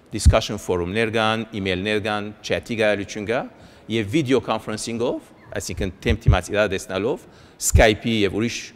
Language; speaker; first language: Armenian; early bilingual, heritage; Armenian